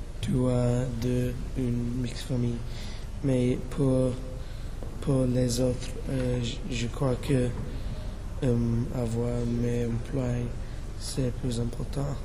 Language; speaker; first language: French; non-native, learner; English